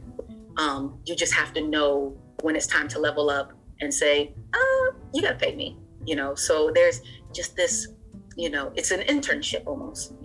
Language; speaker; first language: English; native; English